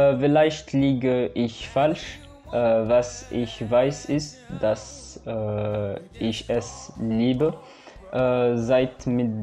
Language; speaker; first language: German; non-native, learner; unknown